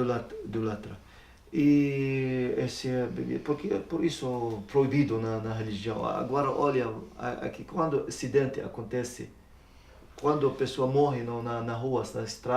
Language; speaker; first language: Portuguese; non-native, learner; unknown